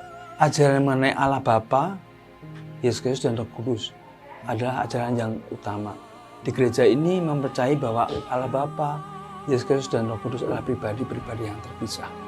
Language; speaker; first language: Indonesian; native; Indonesian